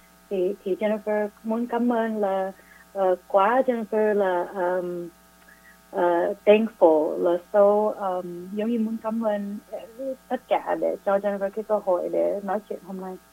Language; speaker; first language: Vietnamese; early bilingual, heritage; English